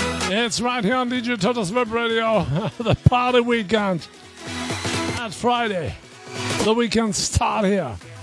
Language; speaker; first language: English; non-native, learner; German